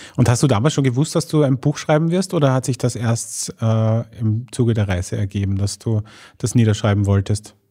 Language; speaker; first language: German; native; German